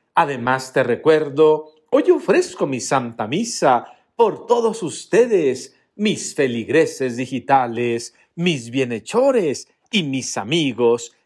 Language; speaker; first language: Spanish; native; Spanish